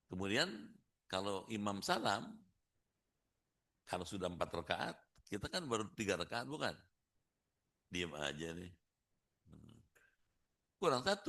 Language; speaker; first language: Indonesian; native; Indonesian